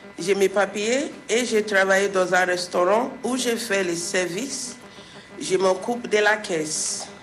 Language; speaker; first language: French; non-native, fluent; English